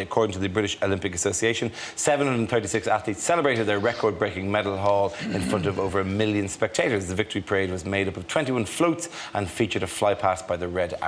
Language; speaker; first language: English; native; English